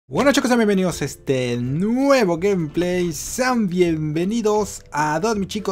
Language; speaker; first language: Spanish; native; Spanish